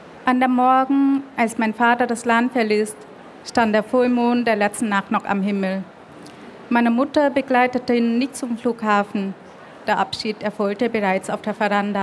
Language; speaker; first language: German; early bilingual, other home language; Vietnamese